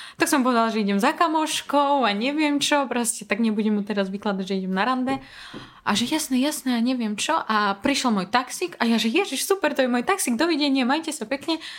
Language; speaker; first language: Slovak; non-native, fluent; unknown